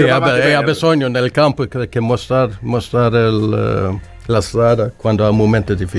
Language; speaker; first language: Italian; non-native, learner; Swedish